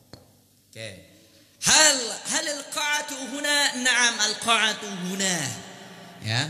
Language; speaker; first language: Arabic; non-native, learner; Indonesian